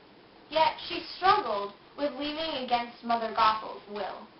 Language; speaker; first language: English; native; English